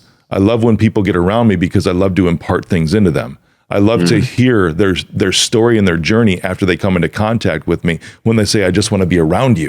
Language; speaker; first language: English; native; English